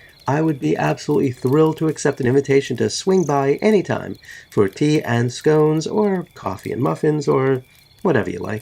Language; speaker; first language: English; native; English